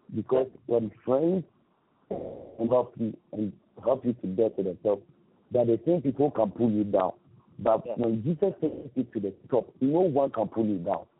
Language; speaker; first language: English; non-native, local second language; Akan